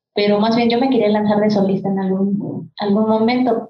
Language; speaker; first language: Spanish; non-native, local second language; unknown